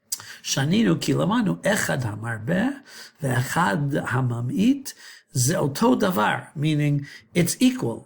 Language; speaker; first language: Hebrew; non-native, fluent; English